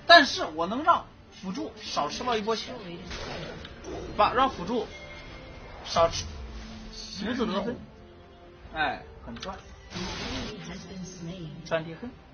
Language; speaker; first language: Chinese; native; Chinese